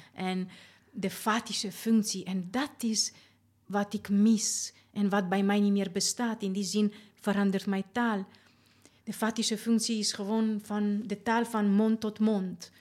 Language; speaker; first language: Dutch; non-native, fluent; Romanian